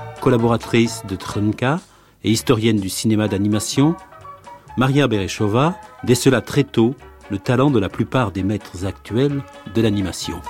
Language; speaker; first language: French; native; French